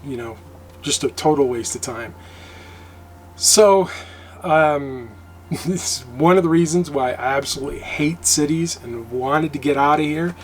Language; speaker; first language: English; native; English